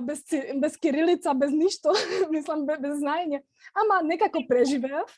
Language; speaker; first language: Macedonian; non-native, fluent; Czech